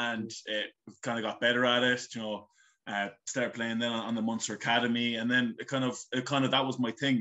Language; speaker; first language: English; native; English